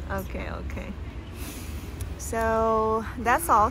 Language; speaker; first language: English; non-native, fluent; Chinese